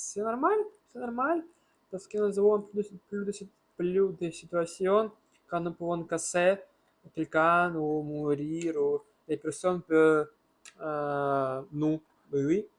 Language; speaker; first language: French; non-native, learner; Russian